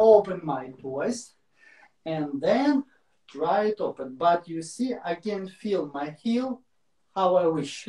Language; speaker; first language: English; non-native, learner; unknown